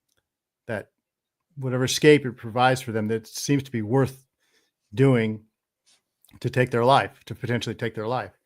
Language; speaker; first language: English; native; English